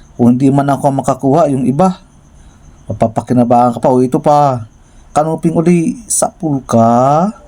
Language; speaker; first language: Filipino; native; Filipino